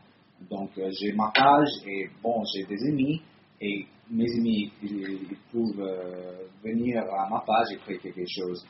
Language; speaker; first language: French; non-native, fluent; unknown